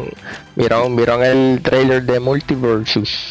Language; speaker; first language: Spanish; native; Spanish